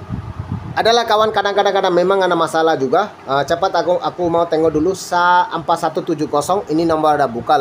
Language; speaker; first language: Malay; non-native, learner; Bangla